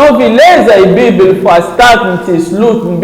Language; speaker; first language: Danish; non-native, fluent; French